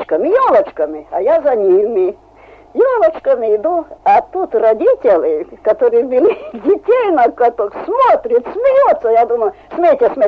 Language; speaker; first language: Russian; non-native, fluent; Hungarian